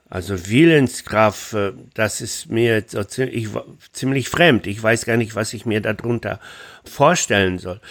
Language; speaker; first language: German; non-native, fluent; Polish